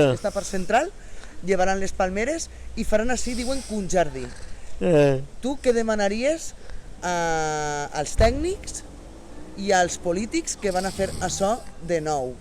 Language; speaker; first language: Catalan; native; Catalan